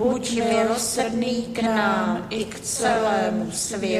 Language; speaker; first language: Czech; native; Czech